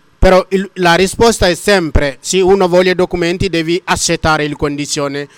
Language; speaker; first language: Italian; non-native, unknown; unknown